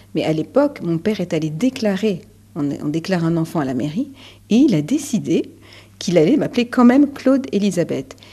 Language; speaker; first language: French; native; French